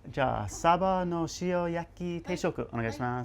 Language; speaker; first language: Japanese; non-native, learner; English